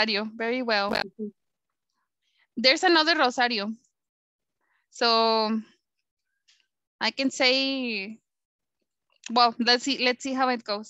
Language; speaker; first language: English; non-native, fluent; Spanish